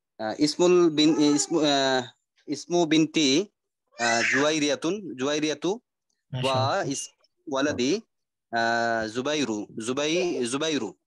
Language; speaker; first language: Arabic; non-native, learner; Bangla